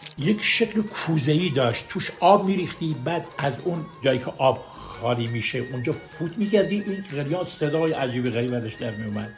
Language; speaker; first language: Persian; native; Persian